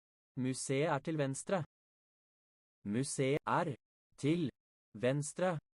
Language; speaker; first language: Norwegian; non-native, learner; English